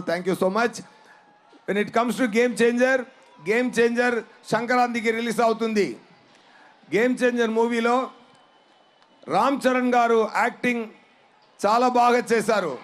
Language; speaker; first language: Telugu; non-native, local second language; Tamil